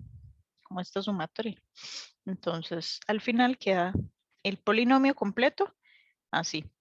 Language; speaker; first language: Spanish; native; Spanish